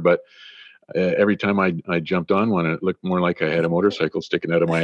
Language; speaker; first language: English; native; English